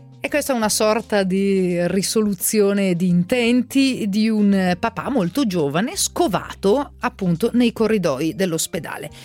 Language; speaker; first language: Italian; native; Italian